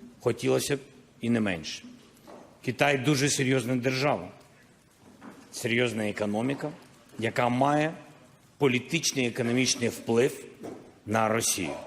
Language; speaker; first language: Ukrainian; non-native, local second language; Russian